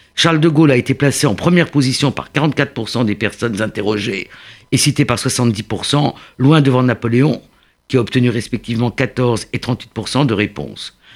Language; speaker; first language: French; native; French